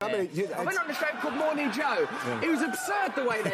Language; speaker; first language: English; native; English